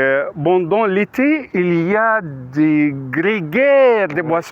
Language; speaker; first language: French; non-native, fluent; Arabic